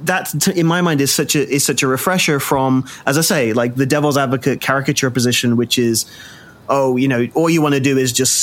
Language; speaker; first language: English; native; English